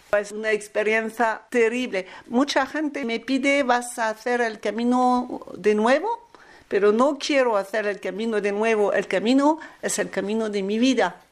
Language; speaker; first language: Spanish; non-native, learner; French